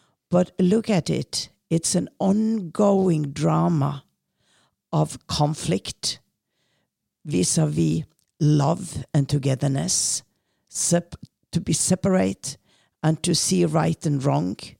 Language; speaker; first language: English; non-native, fluent; Norwegian